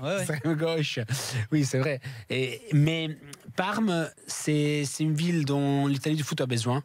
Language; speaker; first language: French; non-native, fluent; Italian